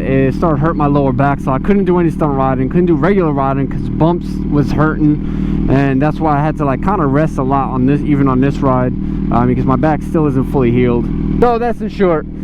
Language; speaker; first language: English; native; English